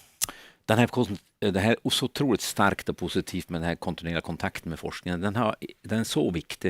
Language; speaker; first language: Swedish; native; Swedish